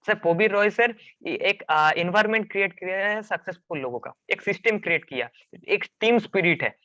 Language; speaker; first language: Hindi; non-native, local second language; Bangla